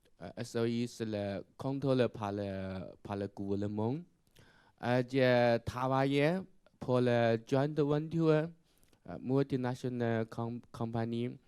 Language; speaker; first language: French; non-native, learner; Chinese